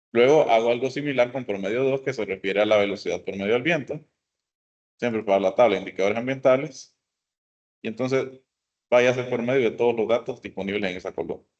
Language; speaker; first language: Spanish; native; Spanish